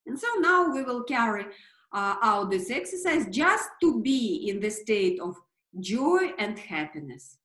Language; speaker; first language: English; non-native, fluent; Russian